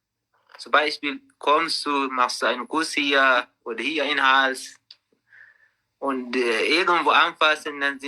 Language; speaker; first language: German; non-native, learner; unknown